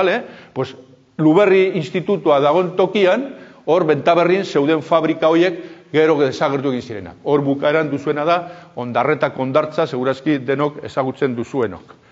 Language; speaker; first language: Basque; native; Basque